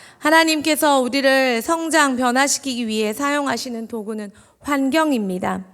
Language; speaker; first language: Korean; native; Korean